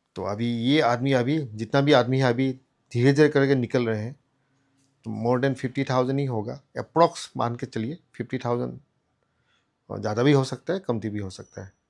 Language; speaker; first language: Hindi; non-native, local second language; Assamese